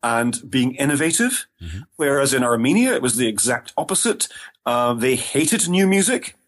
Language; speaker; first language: English; native; English